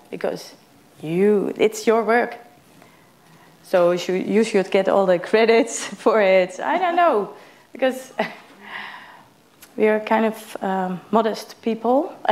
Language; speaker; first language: English; non-native, fluent; Dutch